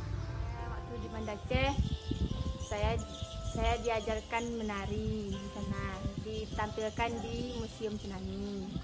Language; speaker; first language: Indonesian; non-native, local second language; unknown